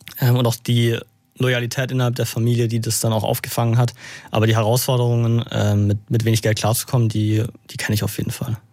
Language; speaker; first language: German; native; German